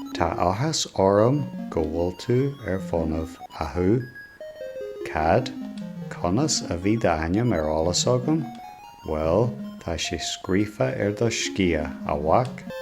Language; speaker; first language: Irish; non-native, local second language; English